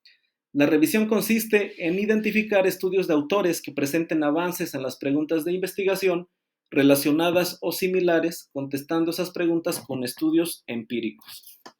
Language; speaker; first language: Spanish; native; Spanish